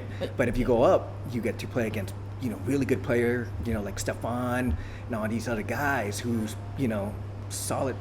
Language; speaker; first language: English; early bilingual, other home language; Thai